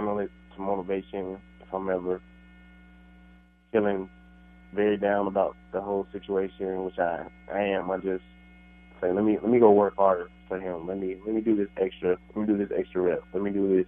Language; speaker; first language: English; native; English